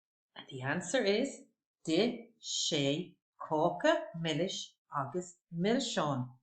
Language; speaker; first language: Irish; non-native, local second language; English